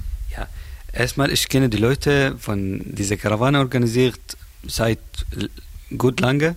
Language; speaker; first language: German; non-native, learner; Arabic